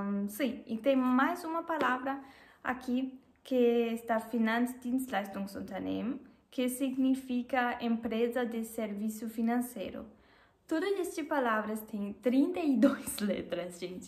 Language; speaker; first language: Portuguese; non-native, learner; German